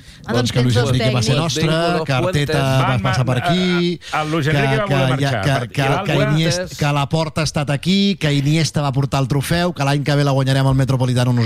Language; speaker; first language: Catalan; native; Catalan